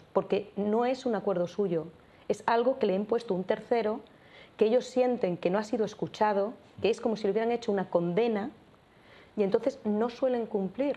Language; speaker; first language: Spanish; native; Spanish